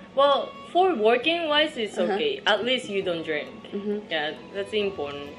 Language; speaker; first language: English; non-native, fluent; Japanese